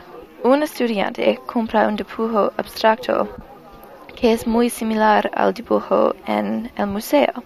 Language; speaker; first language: Spanish; non-native, learner; English